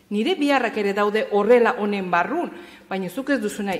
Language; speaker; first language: Basque; non-native, fluent; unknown